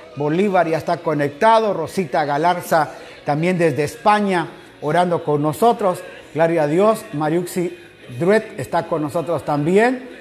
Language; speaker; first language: Spanish; native; Spanish